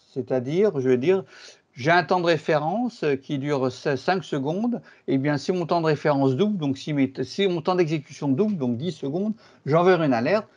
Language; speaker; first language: French; native; French